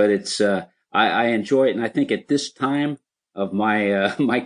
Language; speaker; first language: English; native; English